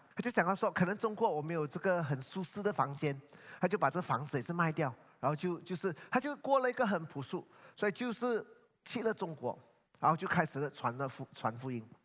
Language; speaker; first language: Chinese; native; Chinese